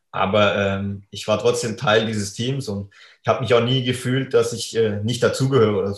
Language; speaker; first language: German; native; German